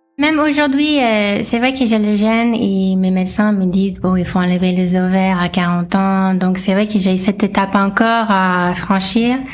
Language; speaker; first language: French; non-native, fluent; English